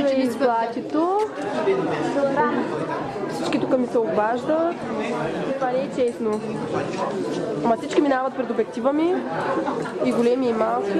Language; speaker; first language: Bulgarian; native; Bulgarian